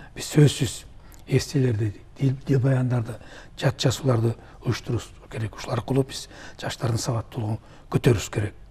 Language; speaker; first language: Kyrgyz; native; Kyrgyz